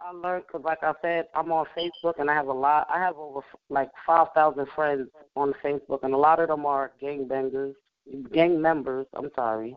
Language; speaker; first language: English; native; English